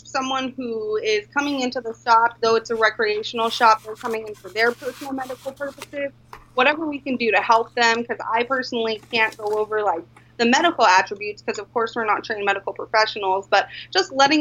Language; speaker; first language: English; native; English